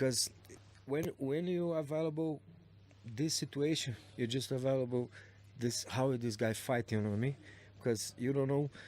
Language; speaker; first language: English; non-native, learner; Portuguese